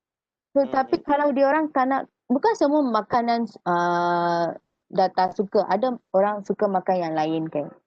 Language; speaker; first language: Malay; native; Malay